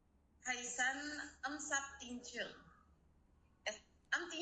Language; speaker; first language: Cantonese; non-native, learner; Indonesian